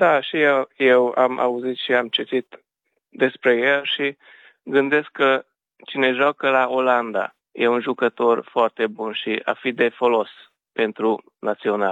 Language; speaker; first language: Romanian; non-native, local second language; Hungarian